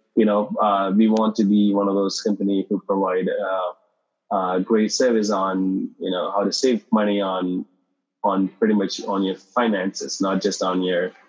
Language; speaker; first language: English; non-native, local second language; Tamil